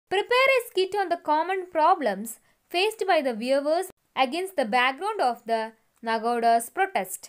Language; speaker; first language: English; non-native, local second language; Malayalam